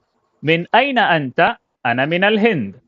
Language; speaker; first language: Arabic; non-native, fluent; Urdu